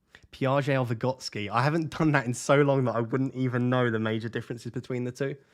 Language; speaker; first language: English; native; English